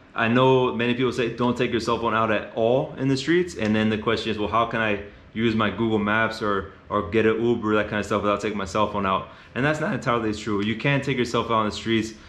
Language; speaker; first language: English; native; English